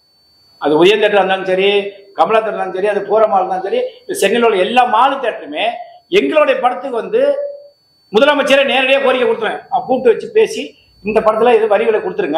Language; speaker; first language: Tamil; native; Tamil